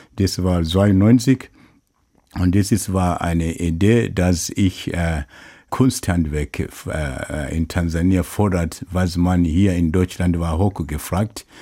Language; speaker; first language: German; non-native, learner; Swahili